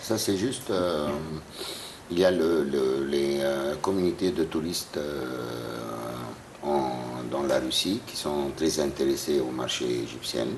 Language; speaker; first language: French; non-native, fluent; Arabic